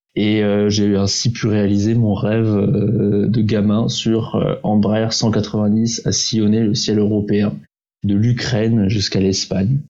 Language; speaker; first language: French; early bilingual, heritage; Czech